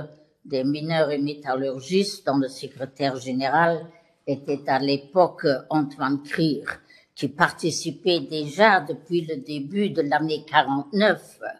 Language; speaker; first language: French; non-native, local second language; Luxembourgish